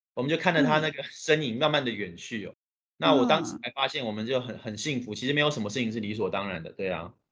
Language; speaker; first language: Chinese; native; Chinese